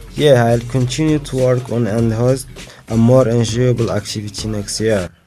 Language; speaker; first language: English; non-native, fluent; Arabic